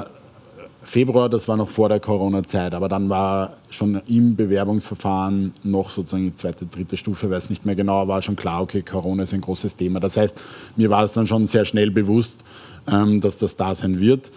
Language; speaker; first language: German; native; German